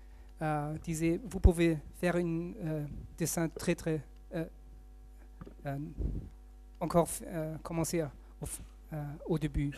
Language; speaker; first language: French; non-native, fluent; German